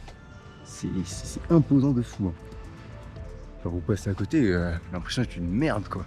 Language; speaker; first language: French; native; French